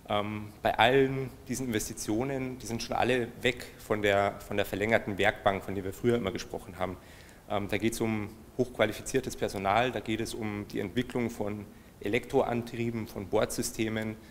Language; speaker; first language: German; native; German